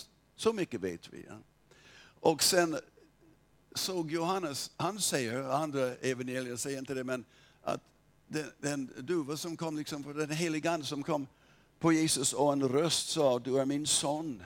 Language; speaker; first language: Swedish; non-native, fluent; English